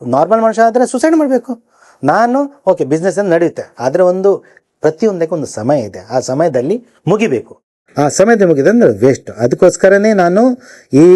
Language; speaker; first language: Kannada; native; Kannada